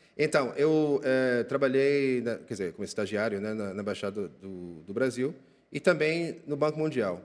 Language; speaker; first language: Portuguese; non-native, fluent; English